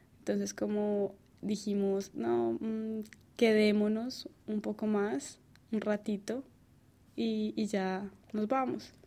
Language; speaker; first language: Spanish; native; Spanish